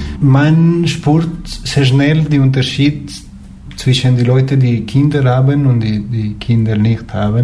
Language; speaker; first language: German; non-native, fluent; Spanish